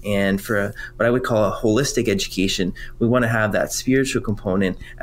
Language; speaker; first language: English; non-native, fluent; French